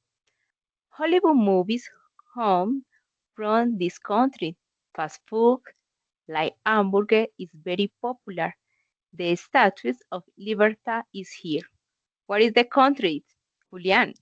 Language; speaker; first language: English; non-native, learner; Spanish